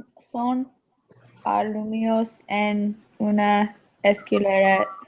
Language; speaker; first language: Spanish; non-native, learner; English